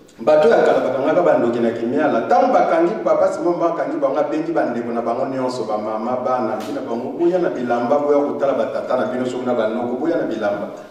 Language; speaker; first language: Lingala; non-native, local second language; Kongo